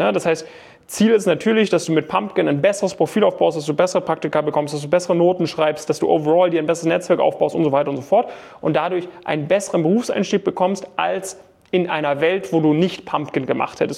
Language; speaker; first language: German; native; German